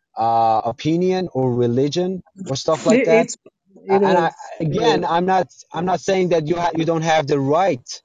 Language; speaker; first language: English; non-native, fluent; Persian